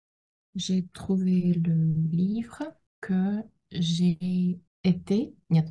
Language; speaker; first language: French; non-native, learner; Russian